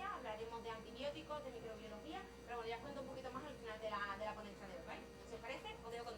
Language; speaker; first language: Spanish; native; Spanish